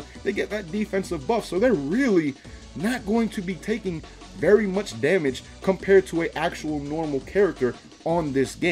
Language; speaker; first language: English; native; English